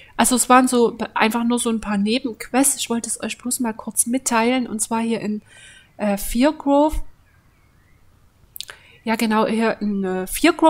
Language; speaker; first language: German; native; German